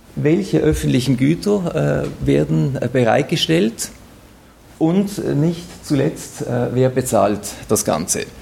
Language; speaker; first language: German; native; German